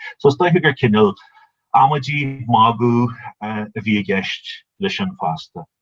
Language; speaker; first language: Irish; native; Irish